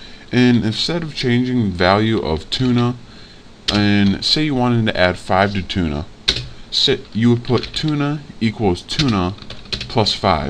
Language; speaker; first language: English; native; English